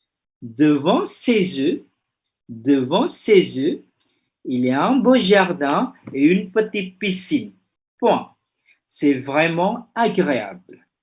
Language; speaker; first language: French; non-native, fluent; Indonesian